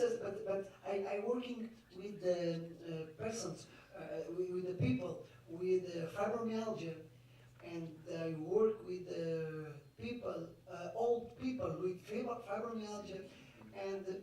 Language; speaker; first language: English; non-native, fluent; Portuguese